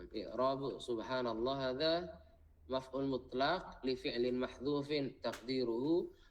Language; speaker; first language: Arabic; non-native, fluent; Indonesian